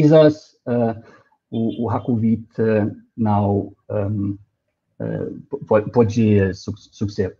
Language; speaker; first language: Portuguese; non-native, fluent; German